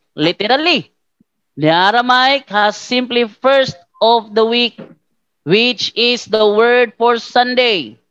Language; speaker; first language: English; non-native, local second language; Filipino